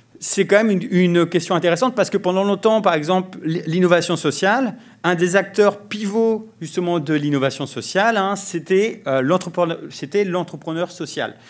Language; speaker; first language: French; native; French